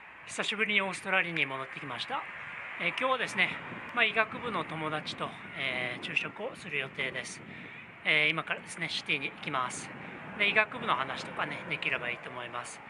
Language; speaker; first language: Japanese; native; Japanese